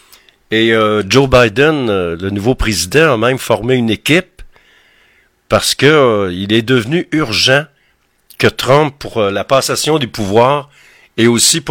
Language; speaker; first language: French; native; French